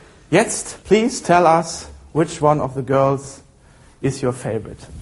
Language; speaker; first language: English; non-native, fluent; German